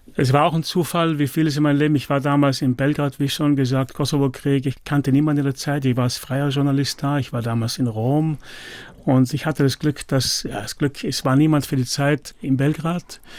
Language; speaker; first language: German; native; German